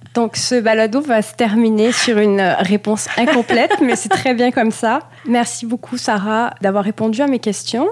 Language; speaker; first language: French; native; French